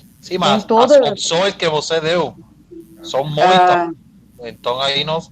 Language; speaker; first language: Portuguese; non-native, learner; Spanish